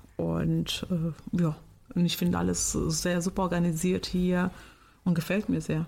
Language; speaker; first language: German; non-native, fluent; Portuguese